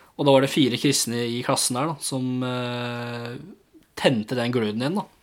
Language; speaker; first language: Norwegian; early bilingual, other home language; English